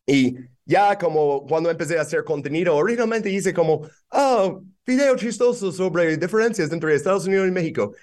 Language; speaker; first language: Spanish; non-native, fluent; English